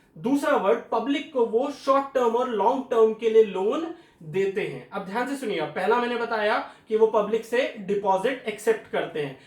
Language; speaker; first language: Hindi; native; Hindi